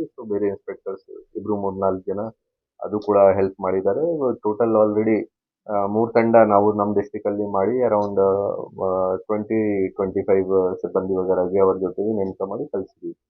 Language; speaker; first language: Kannada; non-native, fluent; Hindi